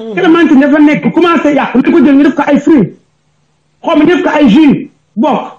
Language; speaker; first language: Wolof; native; Wolof